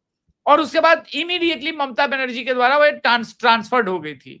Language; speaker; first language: Hindi; native; Hindi